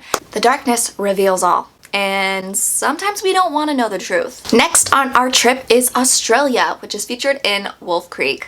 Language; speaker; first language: English; native; English